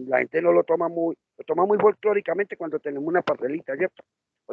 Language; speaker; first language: Spanish; native; Spanish